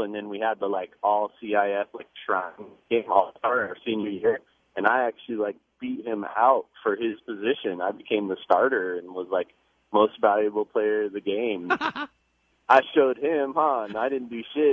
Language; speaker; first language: English; native; English